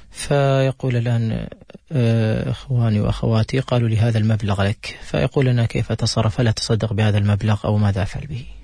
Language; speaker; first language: Arabic; native; Arabic